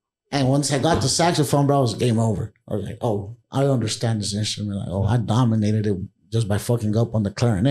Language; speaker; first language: English; early bilingual, other home language; Spanish